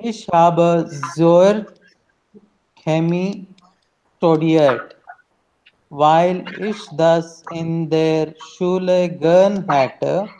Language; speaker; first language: German; non-native, learner; Hindi